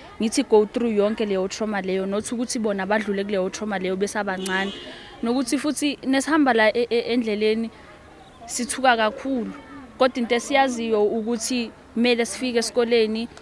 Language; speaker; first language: Zulu; native; Zulu